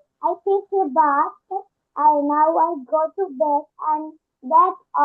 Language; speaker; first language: English; non-native, learner; Bangla